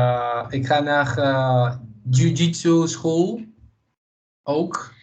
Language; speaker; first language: Dutch; non-native, learner; Portuguese